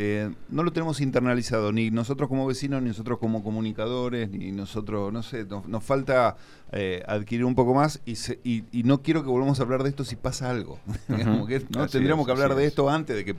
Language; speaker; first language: Spanish; native; Spanish